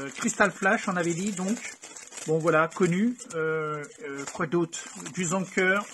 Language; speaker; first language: French; native; French